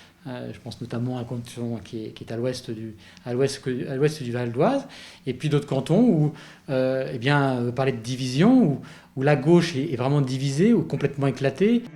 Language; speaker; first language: French; native; French